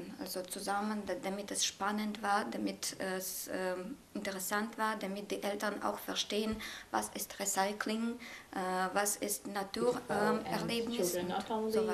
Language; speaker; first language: German; non-native, fluent; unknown